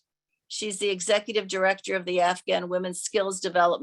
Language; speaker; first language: English; native; English